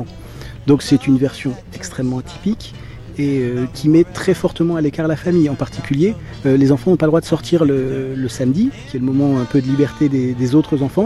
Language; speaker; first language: French; native; French